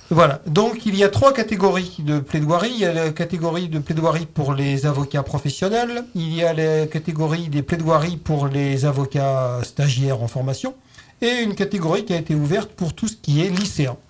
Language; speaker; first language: French; native; French